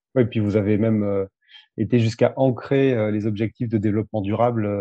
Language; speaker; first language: French; native; French